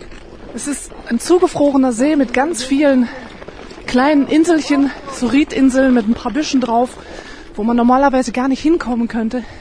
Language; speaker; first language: German; native; German